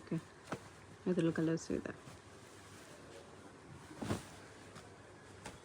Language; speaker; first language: Kannada; native; Kannada